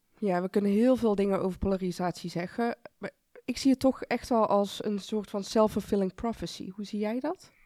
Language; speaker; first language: Dutch; early bilingual, other home language; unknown